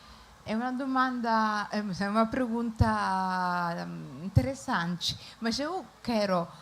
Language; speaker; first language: Portuguese; non-native, fluent; Italian